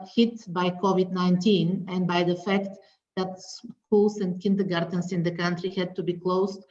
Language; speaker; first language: English; non-native, fluent; Bulgarian